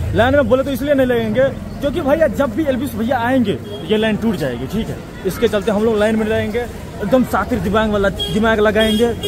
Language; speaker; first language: Hindi; native; Hindi